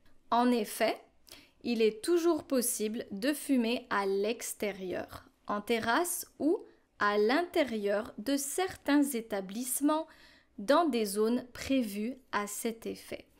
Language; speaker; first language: French; native; French